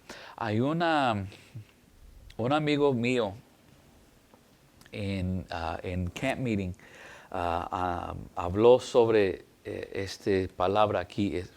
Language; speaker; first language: Spanish; early bilingual, heritage; English